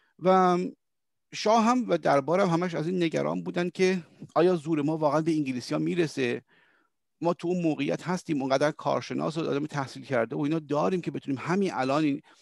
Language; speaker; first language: Persian; early bilingual, heritage; Persian